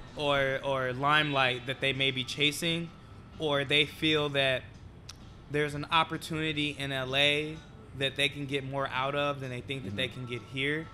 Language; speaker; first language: English; native; English